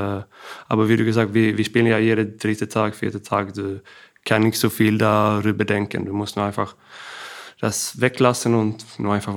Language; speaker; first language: German; non-native, fluent; Swedish